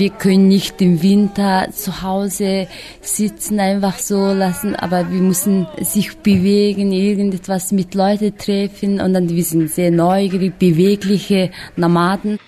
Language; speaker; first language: German; non-native, learner; Mongolian